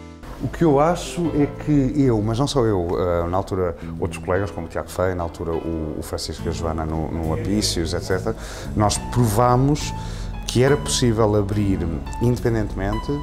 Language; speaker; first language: Portuguese; native; Portuguese